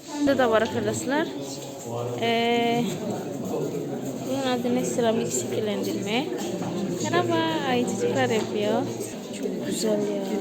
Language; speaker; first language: Turkish; non-native, fluent; Indonesian